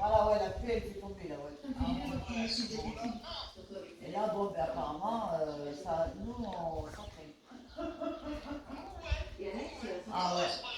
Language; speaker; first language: French; native; French